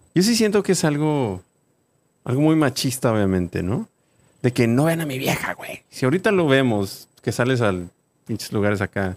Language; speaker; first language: Spanish; native; Spanish